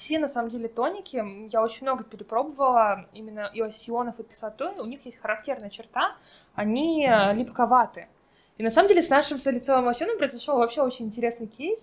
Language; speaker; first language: Russian; native; Russian